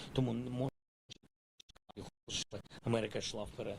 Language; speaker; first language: Ukrainian; non-native, local second language; Russian